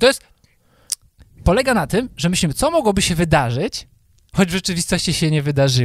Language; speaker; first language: Polish; native; Polish